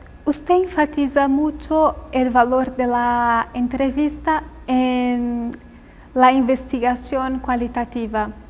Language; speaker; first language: Spanish; non-native, fluent; Portuguese